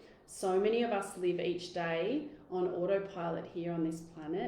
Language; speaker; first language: English; native; English